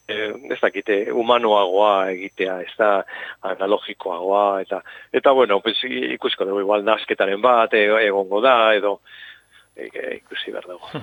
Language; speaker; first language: Basque; non-native, local second language; Spanish